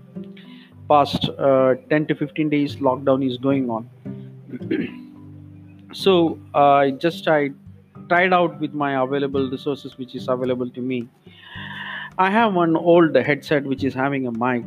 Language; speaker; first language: English; non-native, local second language; Malayalam